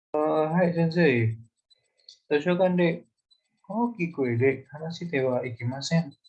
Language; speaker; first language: Japanese; non-native, learner; Indonesian